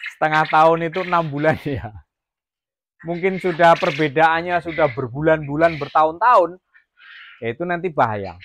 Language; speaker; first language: Indonesian; native; Indonesian